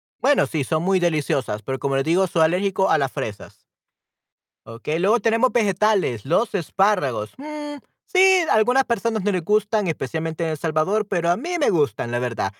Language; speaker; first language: Spanish; native; Spanish